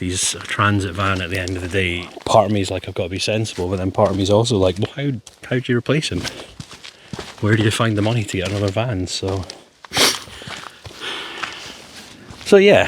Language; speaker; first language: English; native; English